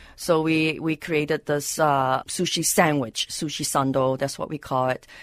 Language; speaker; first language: English; non-native, local second language; Cantonese